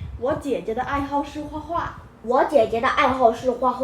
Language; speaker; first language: Chinese; non-native, learner; Korean